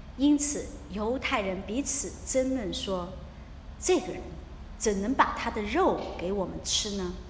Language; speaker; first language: Chinese; non-native, local second language; Cantonese